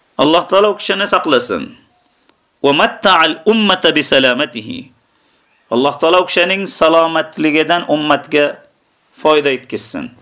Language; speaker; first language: Uzbek; native; Uzbek